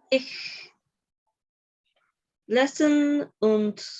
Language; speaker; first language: German; non-native, learner; English